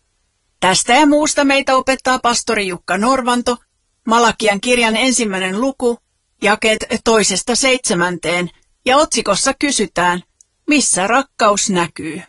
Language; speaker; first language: Finnish; native; Finnish